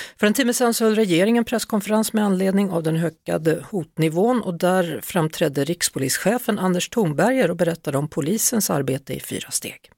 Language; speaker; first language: Swedish; native; Swedish